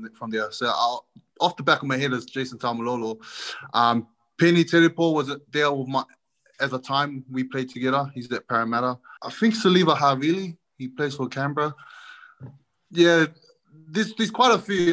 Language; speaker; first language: English; native; English